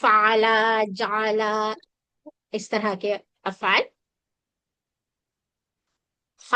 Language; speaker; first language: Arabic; non-native, fluent; Urdu